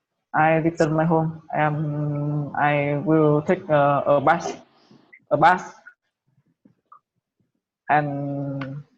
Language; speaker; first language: English; non-native, learner; Vietnamese